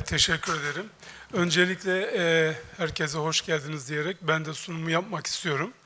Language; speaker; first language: Turkish; native; Turkish